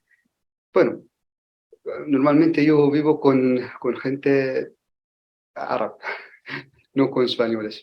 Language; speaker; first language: Spanish; non-native, learner; Arabic